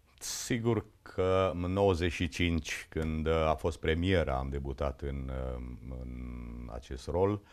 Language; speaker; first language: Romanian; native; Romanian